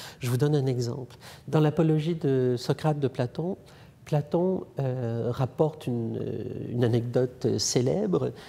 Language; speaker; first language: French; native; French